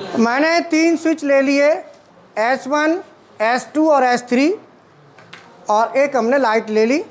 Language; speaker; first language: Hindi; native; Hindi